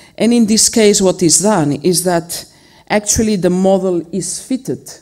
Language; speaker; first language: English; non-native, fluent; Spanish